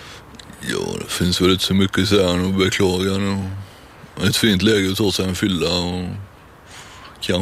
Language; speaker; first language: Swedish; native; Swedish